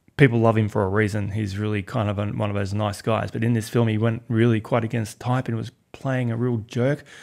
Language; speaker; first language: English; native; English